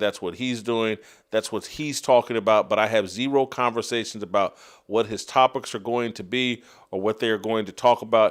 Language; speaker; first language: English; native; English